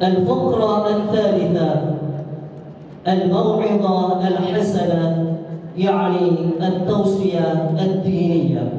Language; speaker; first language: Arabic; non-native, learner; Indonesian